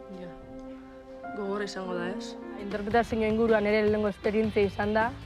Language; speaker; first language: Basque; native; Basque